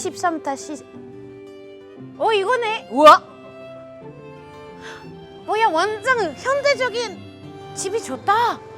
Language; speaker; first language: Korean; non-native, fluent; French